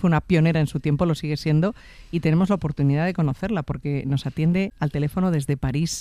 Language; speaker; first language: Spanish; native; Spanish